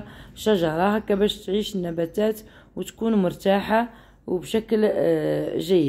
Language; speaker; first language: Arabic; native; Arabic